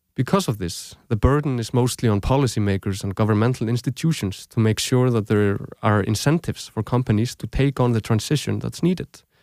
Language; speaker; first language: English; non-native, fluent; Icelandic